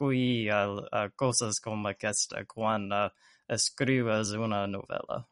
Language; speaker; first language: Catalan; non-native, learner; English